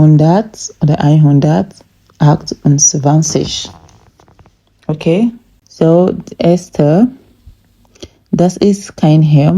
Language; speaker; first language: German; non-native, fluent; English